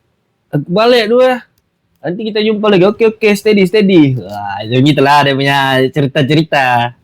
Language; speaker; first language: Malay; native; Malay